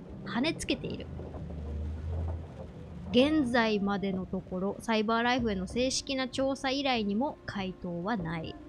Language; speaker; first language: Japanese; native; Japanese